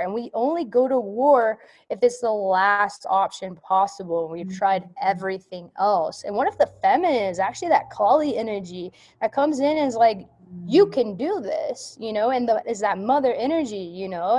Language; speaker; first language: English; native; English